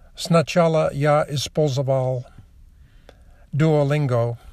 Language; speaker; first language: Russian; non-native, learner; English